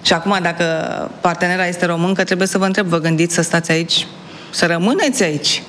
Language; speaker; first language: Romanian; native; Romanian